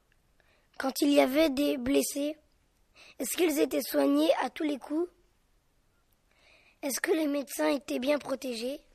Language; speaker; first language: French; native; French